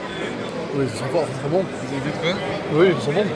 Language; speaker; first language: French; native; French